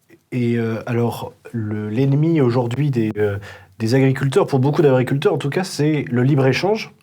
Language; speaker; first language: French; native; French